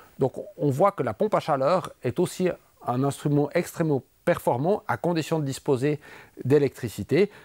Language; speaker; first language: French; native; French